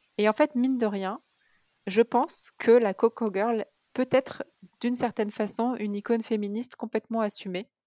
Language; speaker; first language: French; early bilingual, other home language; Arabic